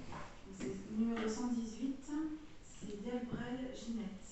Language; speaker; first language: French; native; French